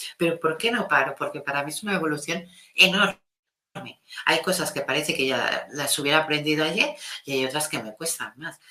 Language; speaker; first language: Spanish; non-native, local second language; Catalan